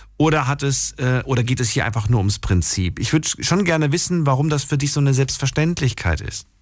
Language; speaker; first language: German; native; German